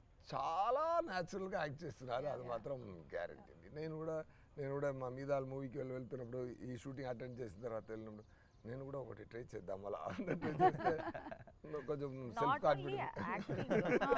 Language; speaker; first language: Telugu; non-native, fluent; Tamil